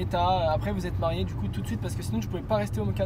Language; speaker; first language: French; native; French